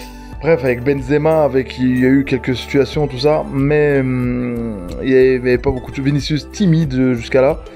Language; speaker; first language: French; native; French